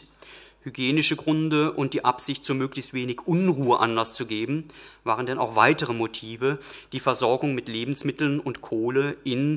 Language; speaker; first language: German; native; German